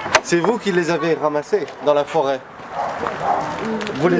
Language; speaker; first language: French; native; French